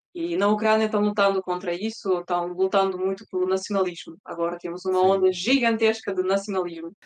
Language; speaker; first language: Portuguese; early bilingual, other home language; Russian